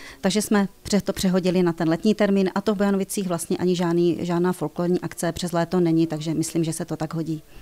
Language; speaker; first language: Czech; native; Czech